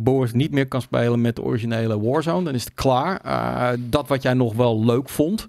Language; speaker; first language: Dutch; native; Dutch